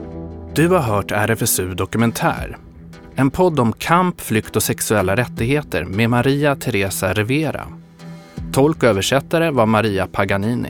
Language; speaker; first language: Swedish; native; Swedish